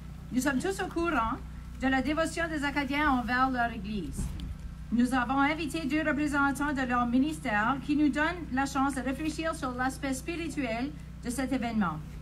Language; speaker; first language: French; native; French